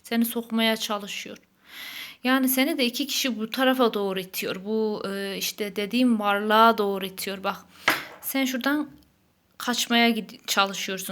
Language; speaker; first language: Turkish; native; Turkish